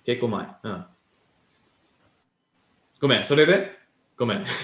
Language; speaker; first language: Japanese; non-native, learner; English